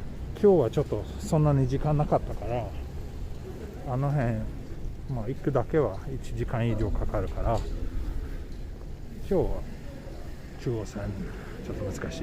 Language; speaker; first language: Japanese; non-native, fluent; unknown